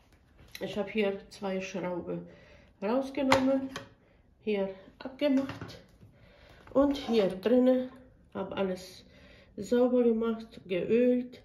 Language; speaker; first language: German; non-native, fluent; Bosnian